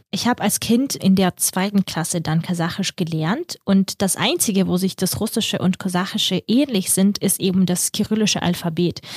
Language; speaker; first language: German; early bilingual, other home language; Russian